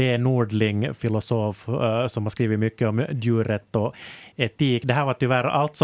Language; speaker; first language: Swedish; native; Swedish